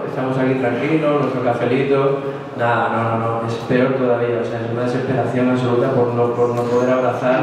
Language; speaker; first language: Spanish; native; Spanish